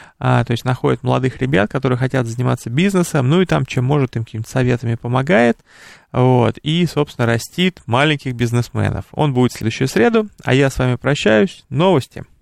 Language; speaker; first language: Russian; native; Russian